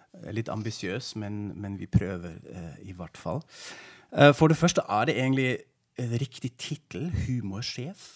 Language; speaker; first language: Norwegian; non-native, fluent; German